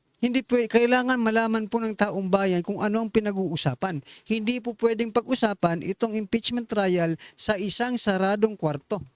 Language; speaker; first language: Filipino; non-native, local second language; Waray